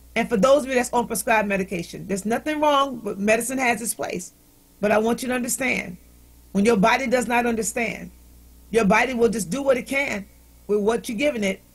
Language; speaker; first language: English; native; English